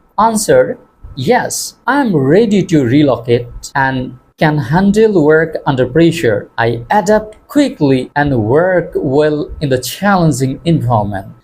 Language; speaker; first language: English; non-native, local second language; Bangla